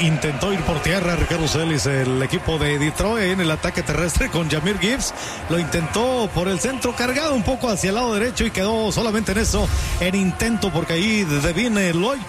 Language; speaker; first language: Spanish; native; Spanish